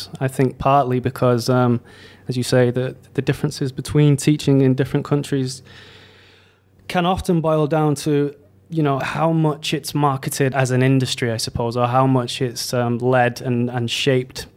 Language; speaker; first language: English; native; English